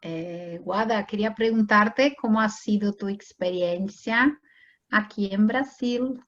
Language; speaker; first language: Spanish; non-native, fluent; Portuguese